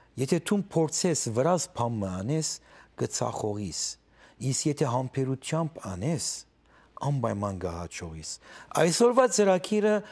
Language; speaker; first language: Armenian; early bilingual, heritage; Armenian